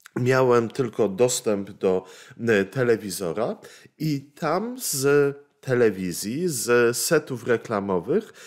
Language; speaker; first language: Polish; native; Polish